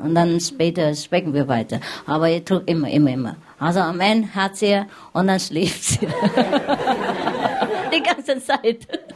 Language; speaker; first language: German; non-native, learner; Vietnamese